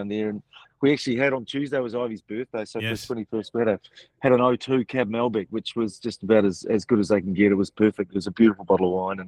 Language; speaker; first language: English; native; English